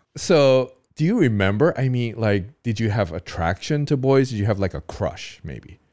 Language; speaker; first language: English; native; English